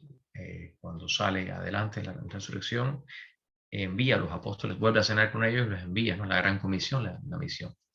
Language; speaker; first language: Spanish; native; Spanish